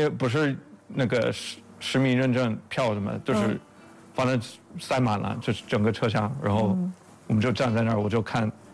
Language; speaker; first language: Chinese; non-native, fluent; English